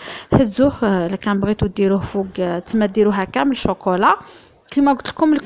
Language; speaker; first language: Arabic; native; Arabic